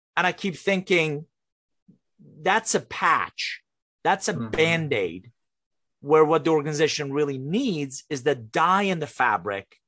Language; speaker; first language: English; non-native, fluent; Persian